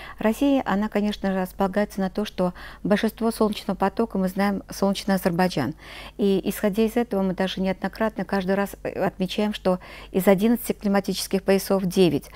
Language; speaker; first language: Russian; non-native, local second language; Azerbaijani